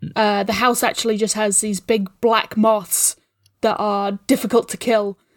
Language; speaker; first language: English; native; English